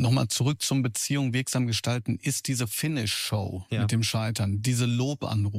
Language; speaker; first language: German; native; German